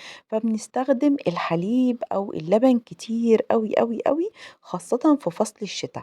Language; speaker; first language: Arabic; native; Arabic